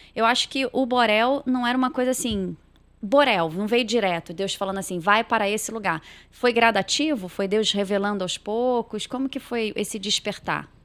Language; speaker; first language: Portuguese; native; Portuguese